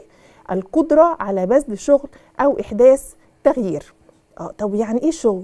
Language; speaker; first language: Arabic; native; Arabic